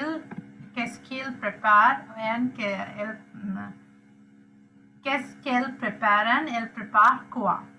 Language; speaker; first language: French; non-native, fluent; Sinhala